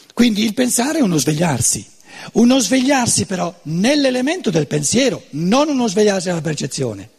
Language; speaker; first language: Italian; non-native, fluent; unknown